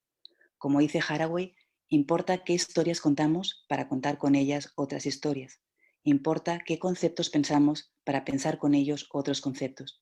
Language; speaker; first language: Spanish; native; Spanish